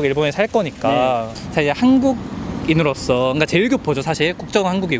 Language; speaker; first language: Korean; native; Korean